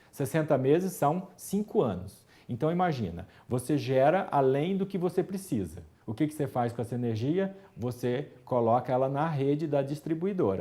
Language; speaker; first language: Portuguese; native; Portuguese